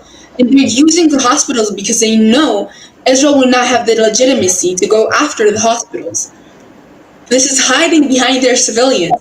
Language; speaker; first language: English; non-native, fluent; Hebrew